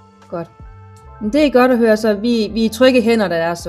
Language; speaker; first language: Danish; native; Danish